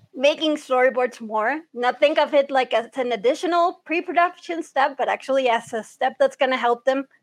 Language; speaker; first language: English; early bilingual, other home language; Spanish